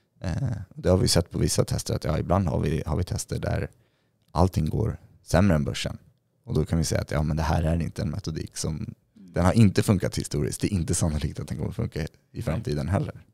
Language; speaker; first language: Swedish; native; Swedish